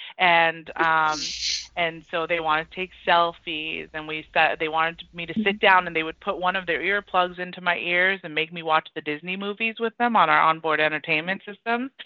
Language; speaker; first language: English; early bilingual, other home language; Persian